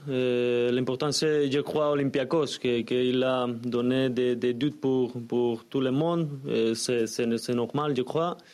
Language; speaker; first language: French; non-native, learner; Spanish